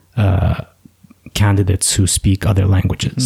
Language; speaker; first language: English; native; English